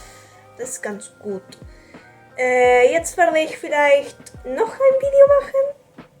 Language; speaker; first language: German; non-native, learner; Spanish